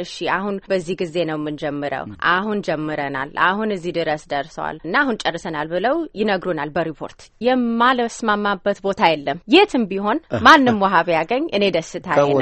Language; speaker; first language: Amharic; early bilingual, heritage; Amharic